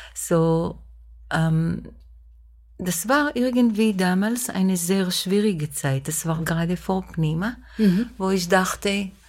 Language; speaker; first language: German; non-native, fluent; Hebrew